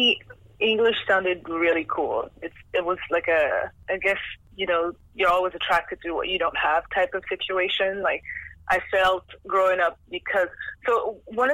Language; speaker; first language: English; non-native, fluent; French